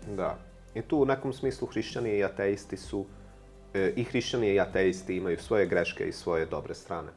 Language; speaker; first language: Serbian; non-native, local second language; Hungarian